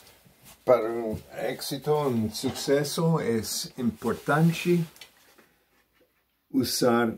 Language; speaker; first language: Portuguese; non-native, learner; Spanish